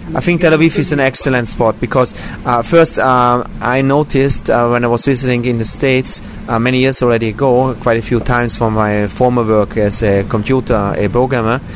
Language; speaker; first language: English; non-native, fluent; German